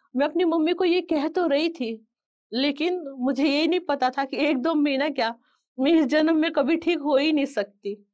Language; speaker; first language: Hindi; non-native, local second language; Bangla